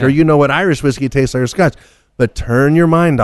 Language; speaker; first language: English; native; English